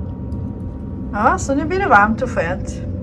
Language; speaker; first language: Swedish; native; Swedish